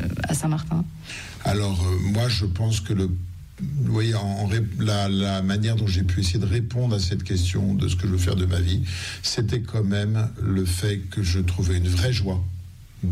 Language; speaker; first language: French; native; French